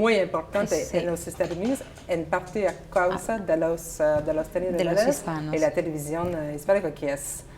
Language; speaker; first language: Spanish; non-native, learner; English